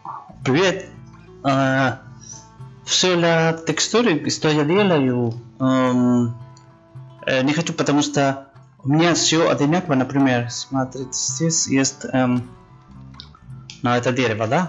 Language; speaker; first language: Russian; non-native, learner; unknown